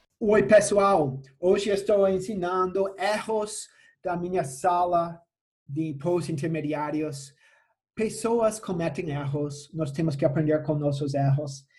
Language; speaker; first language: Portuguese; non-native, fluent; English